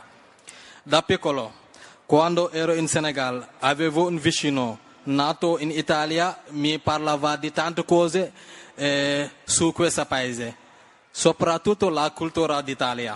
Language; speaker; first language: Italian; non-native, learner; Wolof